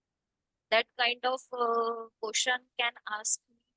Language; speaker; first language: English; non-native, learner; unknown